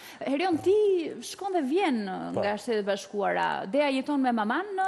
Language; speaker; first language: Albanian; native; Albanian